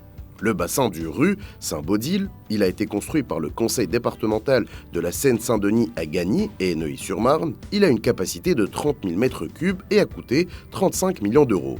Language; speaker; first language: French; native; French